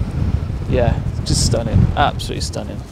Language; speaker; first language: English; native; English